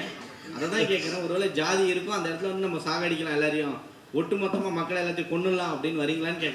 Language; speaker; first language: Tamil; native; Tamil